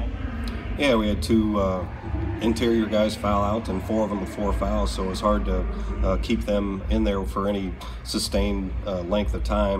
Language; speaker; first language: English; native; English